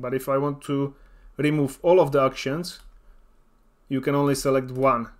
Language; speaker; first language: English; non-native, fluent; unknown